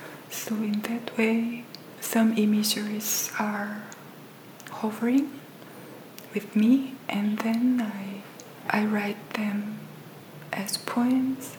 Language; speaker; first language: English; non-native, fluent; Korean